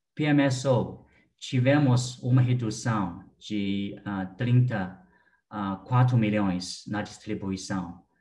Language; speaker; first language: Portuguese; non-native, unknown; Chinese